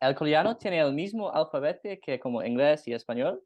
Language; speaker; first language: Spanish; non-native, learner; English